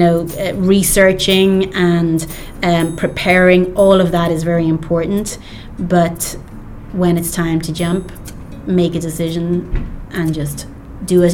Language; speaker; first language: English; native; English